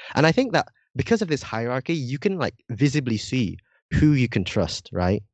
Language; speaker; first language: English; non-native, fluent; Indonesian